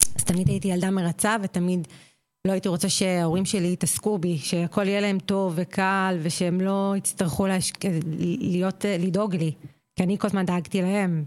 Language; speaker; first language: Hebrew; native; Hebrew